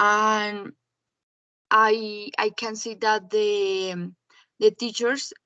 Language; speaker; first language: English; non-native, learner; Spanish